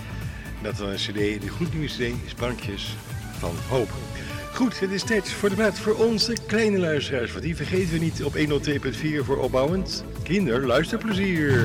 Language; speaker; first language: Dutch; native; Dutch